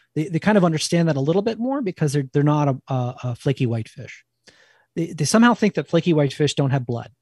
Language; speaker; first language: English; native; English